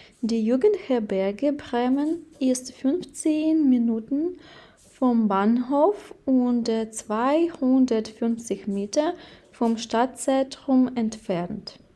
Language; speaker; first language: German; non-native, fluent; Ukrainian